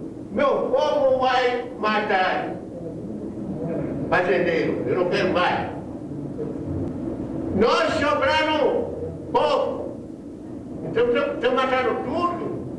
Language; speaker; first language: Portuguese; non-native, local second language; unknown